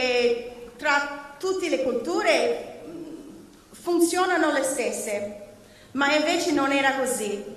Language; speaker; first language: Italian; non-native, learner; English